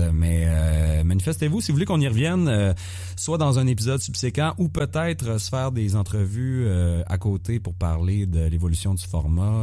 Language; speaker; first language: French; native; French